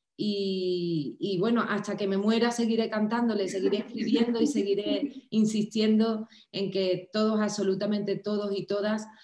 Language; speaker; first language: Spanish; native; Spanish